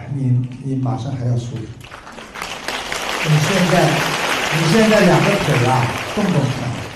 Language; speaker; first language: Chinese; native; Chinese